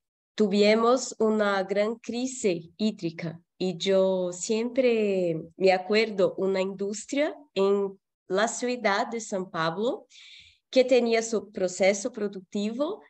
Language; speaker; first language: Spanish; non-native, fluent; Portuguese